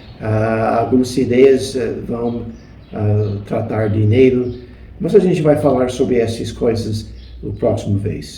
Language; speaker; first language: Portuguese; non-native, fluent; English